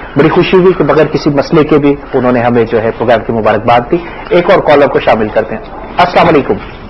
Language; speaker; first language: Urdu; native; Urdu